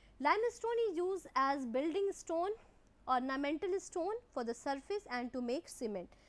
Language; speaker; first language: English; non-native, local second language; Hindi